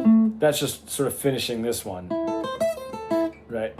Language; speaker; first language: English; native; English